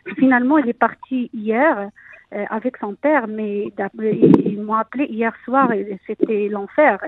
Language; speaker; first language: French; non-native, local second language; Arabic